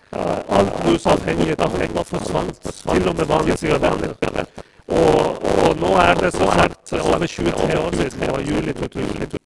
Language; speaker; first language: Norwegian; non-native, fluent; Persian